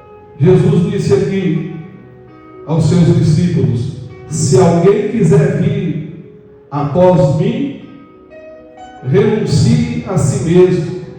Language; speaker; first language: Portuguese; native; Portuguese